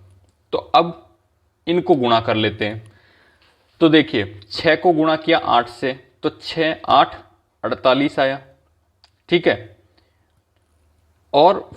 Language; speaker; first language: Hindi; native; Hindi